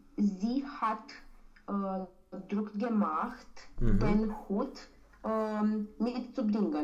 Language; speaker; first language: German; non-native, learner; Romanian